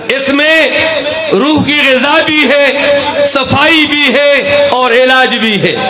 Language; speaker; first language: Urdu; non-native, local second language; Pashto